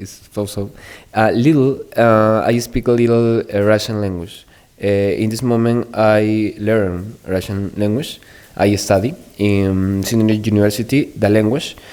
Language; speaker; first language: English; non-native, learner; Spanish